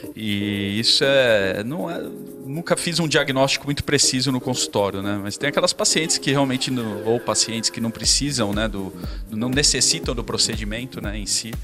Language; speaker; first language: Portuguese; native; Portuguese